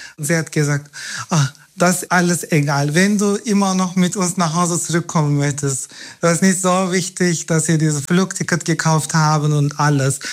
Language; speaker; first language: German; non-native, fluent; Turkish